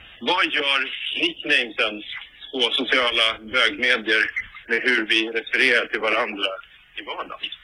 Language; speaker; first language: Swedish; native; Swedish